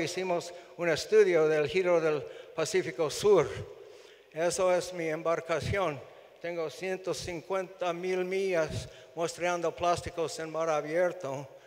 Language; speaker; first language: Spanish; non-native, fluent; English